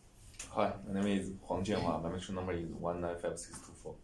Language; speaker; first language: English; non-native, learner; Chinese